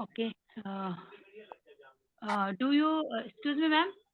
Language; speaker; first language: English; non-native, learner; Hindi